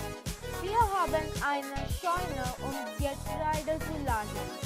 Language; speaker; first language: German; non-native, learner; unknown